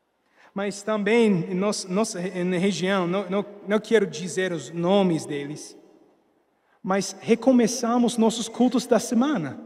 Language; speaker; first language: Portuguese; non-native, fluent; English